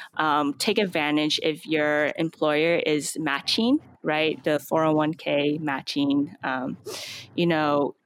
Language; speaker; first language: English; native; English